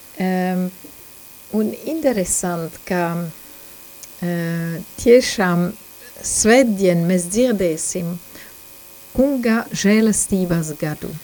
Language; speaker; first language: Latvian; non-native, fluent; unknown